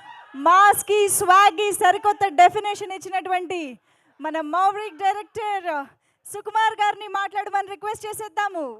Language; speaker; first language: Telugu; native; Telugu